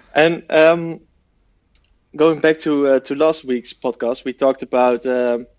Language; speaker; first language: English; non-native, fluent; Dutch